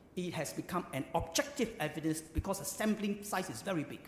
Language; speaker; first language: English; non-native, local second language; Chinese